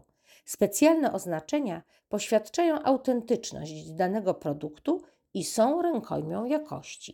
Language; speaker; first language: Polish; native; Polish